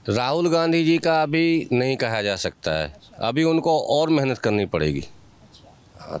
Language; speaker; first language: Hindi; native; Hindi